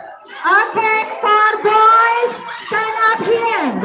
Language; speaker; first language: English; non-native, learner; Indonesian